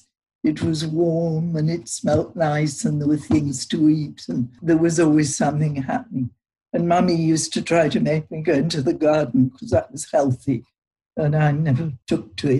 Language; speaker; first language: English; native; English